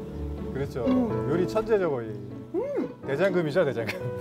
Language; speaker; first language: Korean; native; Korean